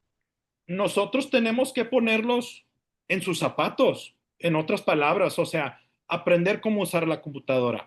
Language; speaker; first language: Spanish; early bilingual, heritage; Spanish